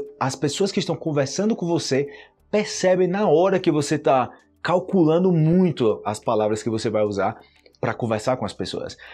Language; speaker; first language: Portuguese; native; Portuguese